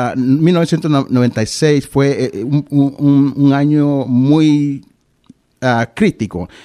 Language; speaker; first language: Spanish; native; Spanish